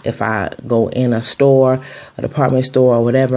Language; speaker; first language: English; native; English